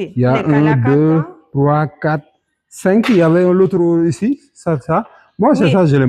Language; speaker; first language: French; non-native, local second language; Wolof